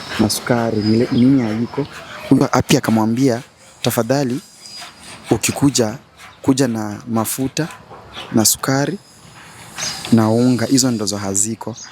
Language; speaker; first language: Swahili; native; Swahili